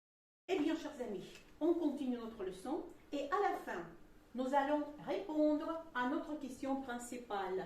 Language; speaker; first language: French; non-native, fluent; Russian